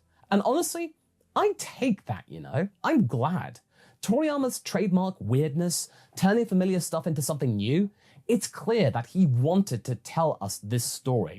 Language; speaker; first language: English; native; English